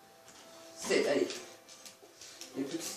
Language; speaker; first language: French; native; French